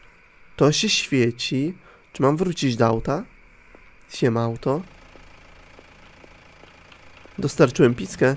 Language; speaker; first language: Polish; native; Polish